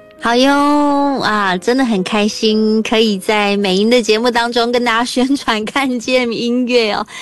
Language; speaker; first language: Chinese; non-native, local second language; Hakka Chinese